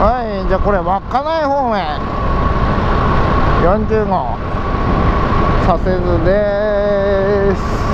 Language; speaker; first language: Japanese; native; Japanese